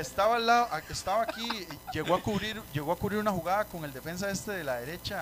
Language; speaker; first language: Spanish; native; Spanish